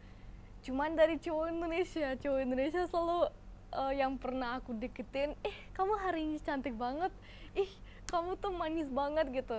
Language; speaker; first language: Indonesian; non-native, fluent; German